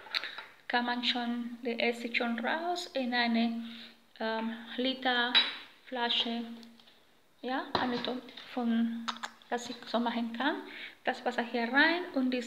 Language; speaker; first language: German; non-native, learner; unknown